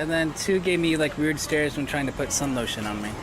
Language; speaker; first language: English; native; English